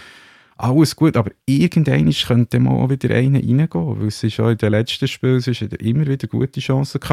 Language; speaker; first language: German; native; German